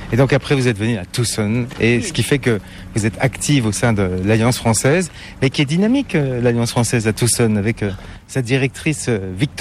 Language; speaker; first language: French; native; French